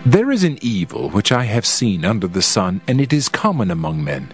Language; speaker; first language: English; native; English